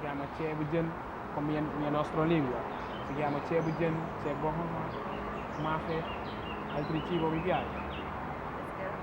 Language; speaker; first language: Italian; non-native, learner; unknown